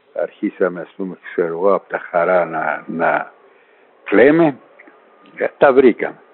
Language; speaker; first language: Greek; non-native, fluent; Persian